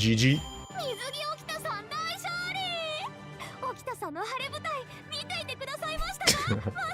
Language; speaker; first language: Japanese; non-native, learner; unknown